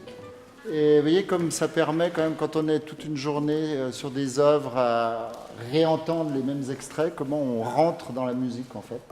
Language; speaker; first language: French; native; French